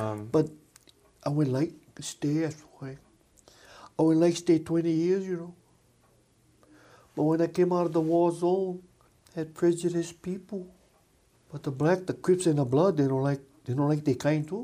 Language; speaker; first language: English; native; English